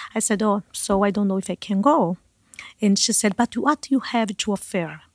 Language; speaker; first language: English; non-native, learner; Portuguese